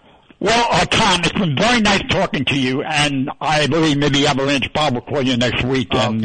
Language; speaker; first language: English; native; English